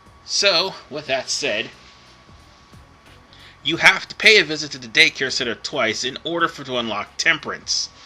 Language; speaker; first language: English; native; English